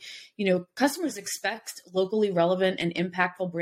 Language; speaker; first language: English; native; English